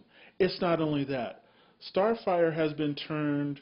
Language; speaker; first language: English; native; English